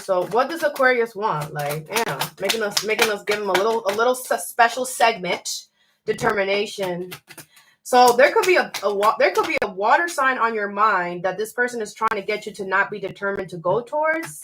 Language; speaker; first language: English; native; English